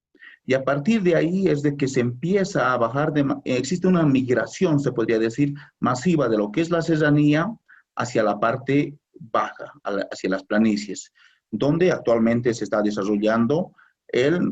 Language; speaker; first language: Spanish; native; Spanish